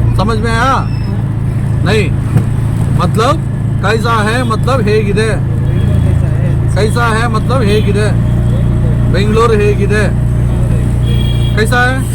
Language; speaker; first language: Hindi; non-native, local second language; Kannada